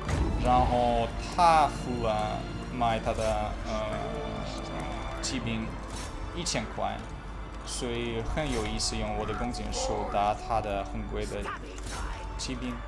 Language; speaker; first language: Chinese; non-native, learner; Russian